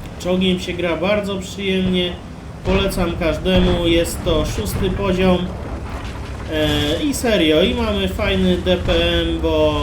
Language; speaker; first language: Polish; native; Polish